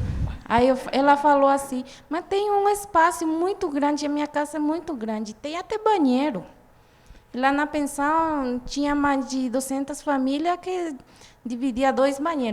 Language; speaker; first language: Portuguese; non-native, fluent; Guarani